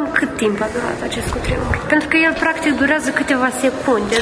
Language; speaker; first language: Romanian; native; Romanian